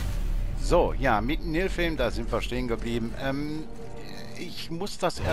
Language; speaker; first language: German; native; German